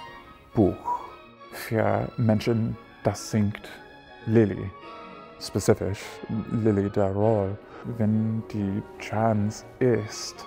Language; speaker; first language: German; non-native, learner; English